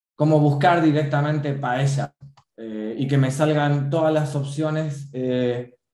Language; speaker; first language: Spanish; native; Spanish